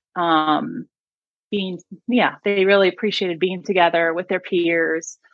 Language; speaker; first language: English; native; English